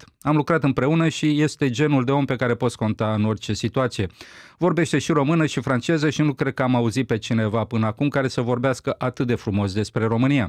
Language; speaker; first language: Romanian; native; Romanian